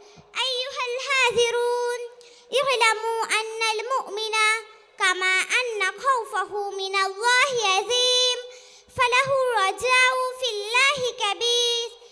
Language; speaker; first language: Arabic; non-native, learner; Bangla